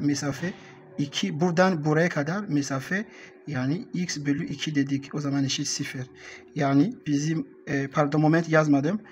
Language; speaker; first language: Turkish; non-native, learner; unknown